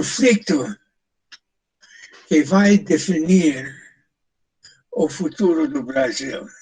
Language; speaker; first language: Portuguese; non-native, fluent; English